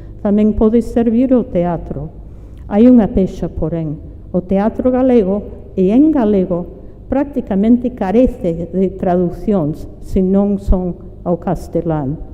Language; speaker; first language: Galician; non-native, fluent; English